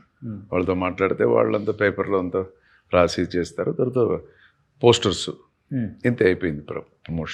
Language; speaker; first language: Telugu; native; Telugu